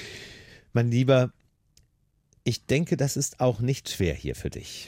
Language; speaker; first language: German; native; German